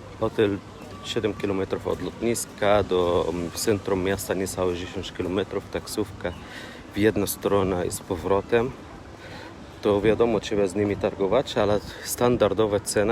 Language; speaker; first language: Polish; non-native, learner; Arabic